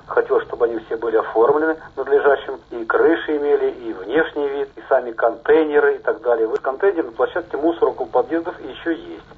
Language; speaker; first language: Russian; native; Russian